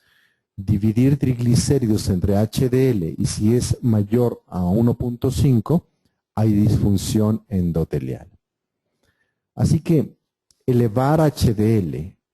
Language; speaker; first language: Spanish; native; Spanish